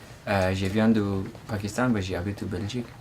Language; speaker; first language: French; non-native, learner; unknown